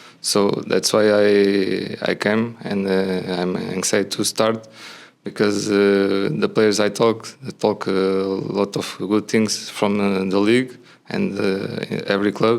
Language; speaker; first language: English; non-native, learner; Portuguese